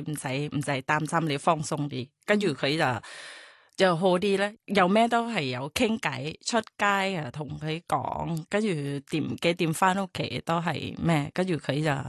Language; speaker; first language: Cantonese; non-native, learner; Thai